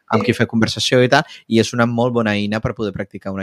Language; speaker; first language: Catalan; non-native, fluent; Spanish